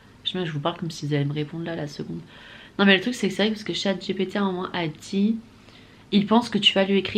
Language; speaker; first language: French; native; French